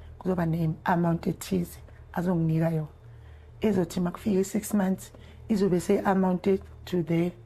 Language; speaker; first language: Zulu; native; Zulu